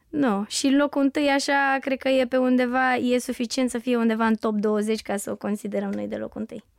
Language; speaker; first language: Romanian; native; Romanian